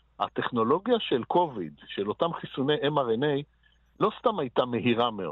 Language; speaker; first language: Hebrew; native; Hebrew